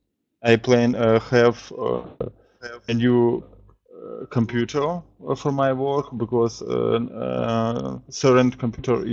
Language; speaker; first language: English; non-native, learner; Russian